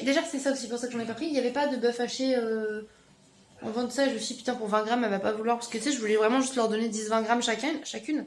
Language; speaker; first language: French; native; French